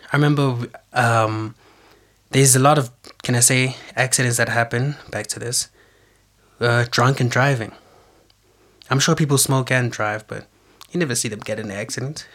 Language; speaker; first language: English; non-native, local second language; Zulu